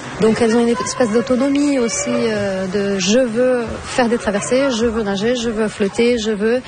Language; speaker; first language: French; non-native, fluent; Portuguese